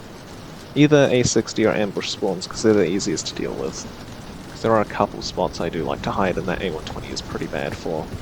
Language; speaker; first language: English; native; English